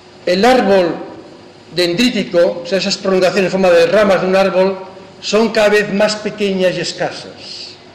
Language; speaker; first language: Spanish; native; Spanish